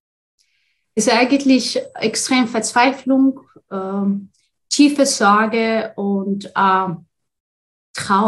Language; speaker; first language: German; non-native, fluent; Arabic